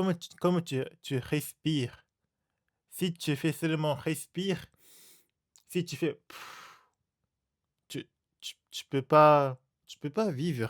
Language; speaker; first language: French; non-native, learner; Japanese